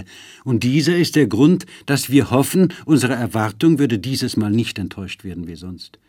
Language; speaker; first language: German; native; German